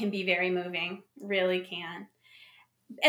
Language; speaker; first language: English; native; English